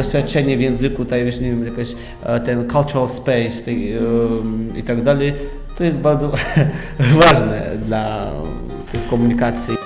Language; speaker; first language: Polish; non-native, learner; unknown